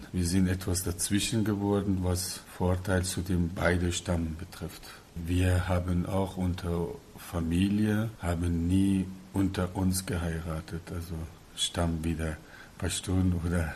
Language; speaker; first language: German; non-native, learner; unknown